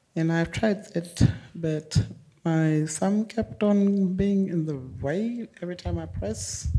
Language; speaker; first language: English; native; English